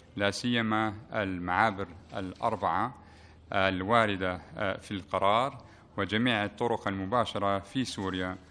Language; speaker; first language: Arabic; native; Arabic